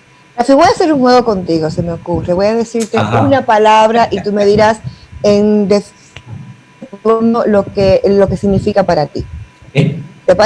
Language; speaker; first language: Spanish; native; Spanish